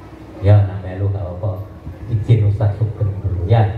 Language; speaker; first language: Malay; non-native, local second language; Javanese